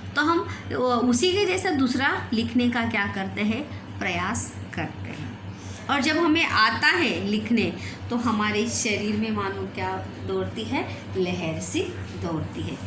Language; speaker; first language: Hindi; non-native, local second language; Marathi